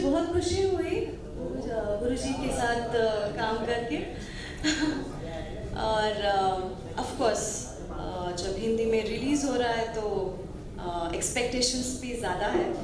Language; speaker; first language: Hindi; non-native, local second language; Kannada